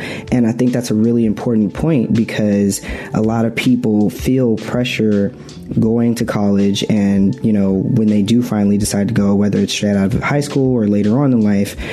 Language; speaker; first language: English; native; English